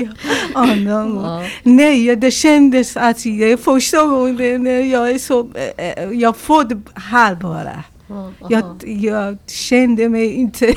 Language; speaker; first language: Swedish; non-native, learner; Persian